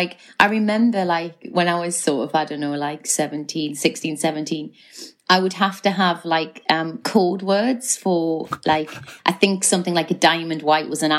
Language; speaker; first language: English; native; English